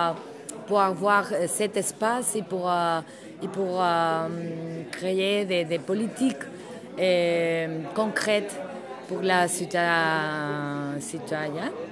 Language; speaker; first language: French; non-native, learner; Spanish